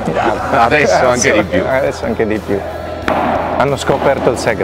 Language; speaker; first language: Italian; native; Italian